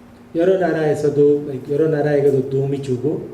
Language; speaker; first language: Korean; non-native, learner; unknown